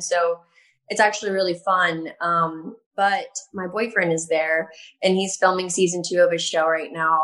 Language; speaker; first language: English; native; English